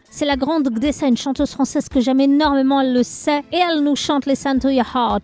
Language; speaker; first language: French; native; French